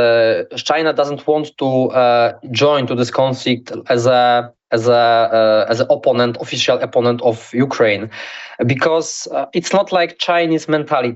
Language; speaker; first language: English; non-native, learner; Polish